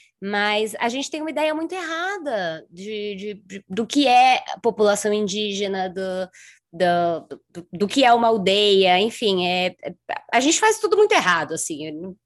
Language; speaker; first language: Portuguese; native; Portuguese